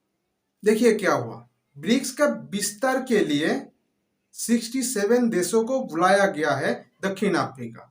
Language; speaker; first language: Hindi; non-native, local second language; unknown